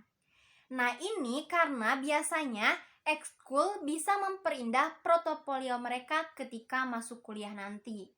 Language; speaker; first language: Indonesian; native; Indonesian